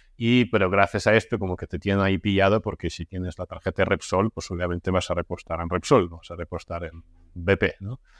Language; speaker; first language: Spanish; non-native, fluent; Russian